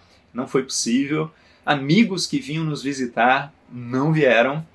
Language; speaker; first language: Portuguese; native; Portuguese